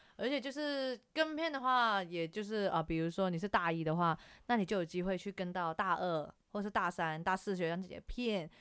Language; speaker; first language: Chinese; native; Chinese